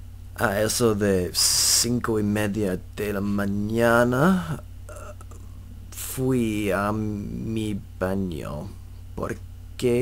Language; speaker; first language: Spanish; non-native, learner; English